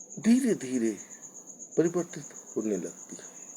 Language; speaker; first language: Hindi; native; Hindi